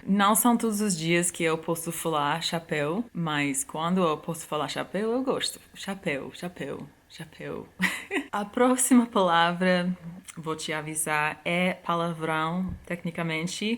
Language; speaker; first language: Portuguese; non-native, fluent; English